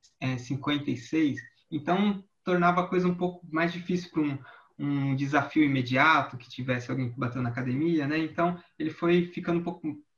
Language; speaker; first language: Portuguese; native; Portuguese